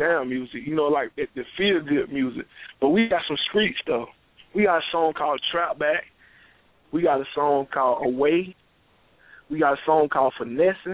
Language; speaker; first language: English; native; English